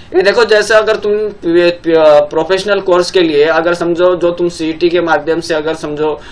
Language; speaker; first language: Hindi; non-native, local second language; Marathi